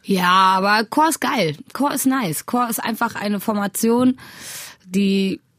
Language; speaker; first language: German; non-native, fluent; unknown